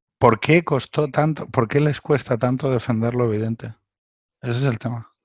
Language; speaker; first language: Spanish; native; Spanish